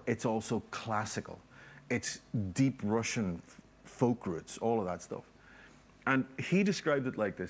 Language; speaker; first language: English; native; English